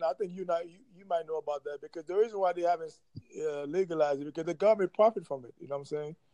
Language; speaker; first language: English; native; English